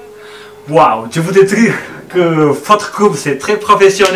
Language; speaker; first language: French; non-native, learner; Indonesian